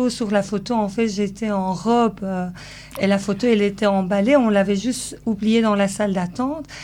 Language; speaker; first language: French; early bilingual, other home language; Persian